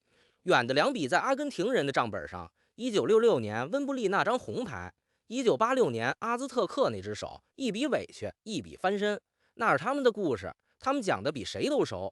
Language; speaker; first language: Chinese; native; Chinese